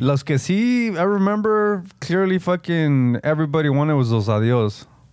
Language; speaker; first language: English; early bilingual, other home language; Spanish